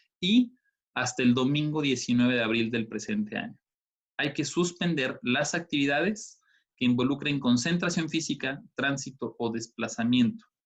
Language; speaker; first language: Spanish; native; Spanish